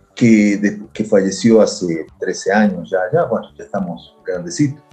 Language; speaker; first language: Spanish; native; Spanish